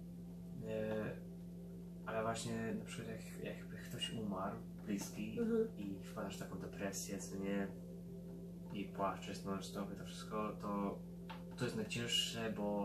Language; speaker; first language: Polish; early bilingual, heritage; Polish